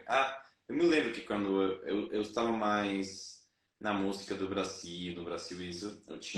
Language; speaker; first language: Portuguese; non-native, fluent; Spanish